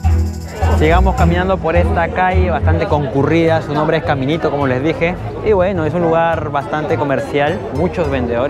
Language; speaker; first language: Spanish; native; Spanish